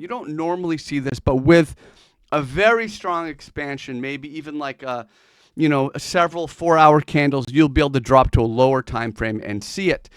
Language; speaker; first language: English; native; English